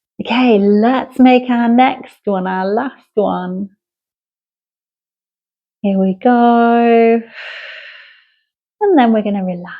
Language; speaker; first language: English; native; English